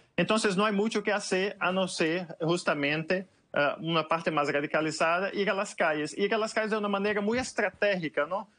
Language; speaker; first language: Portuguese; native; Portuguese